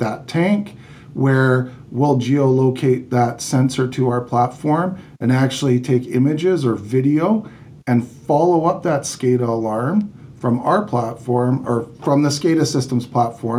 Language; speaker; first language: English; native; English